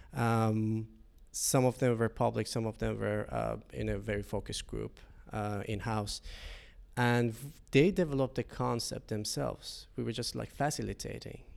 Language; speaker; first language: English; non-native, fluent; Persian